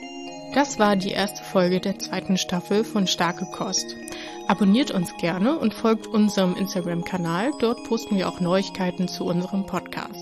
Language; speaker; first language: German; native; German